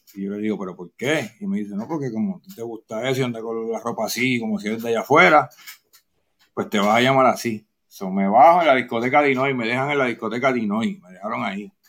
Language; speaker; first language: Spanish; native; Spanish